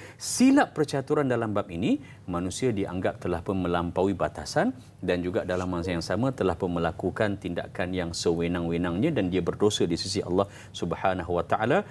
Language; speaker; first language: Malay; native; Malay